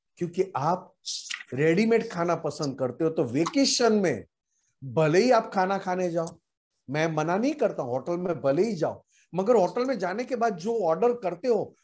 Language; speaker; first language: Hindi; non-native, local second language; Gujarati